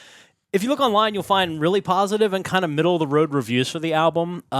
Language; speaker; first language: English; native; English